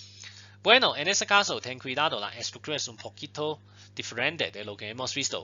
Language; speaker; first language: Spanish; non-native, fluent; Chinese